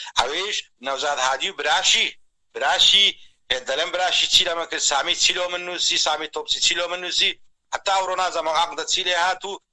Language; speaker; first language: Central Kurdish; native; Central Kurdish